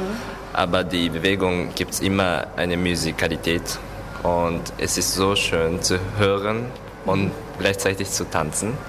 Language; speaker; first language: German; non-native, learner; Japanese